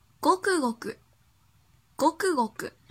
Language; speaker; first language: Japanese; non-native, fluent; Chinese